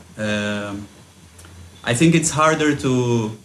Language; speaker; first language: English; early bilingual, other home language; Russian